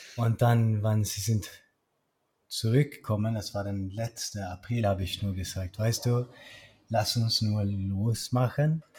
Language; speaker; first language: German; non-native, learner; Swedish